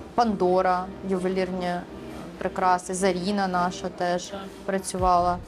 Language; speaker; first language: Ukrainian; early bilingual, other home language; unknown